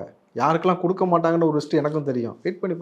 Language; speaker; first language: Tamil; native; Tamil